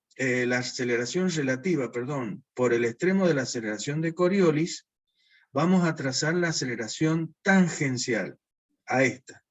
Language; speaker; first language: Spanish; native; Spanish